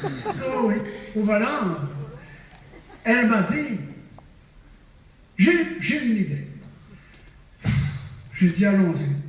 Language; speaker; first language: French; native; French